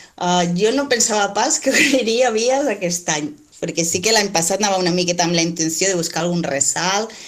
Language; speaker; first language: Catalan; native; Catalan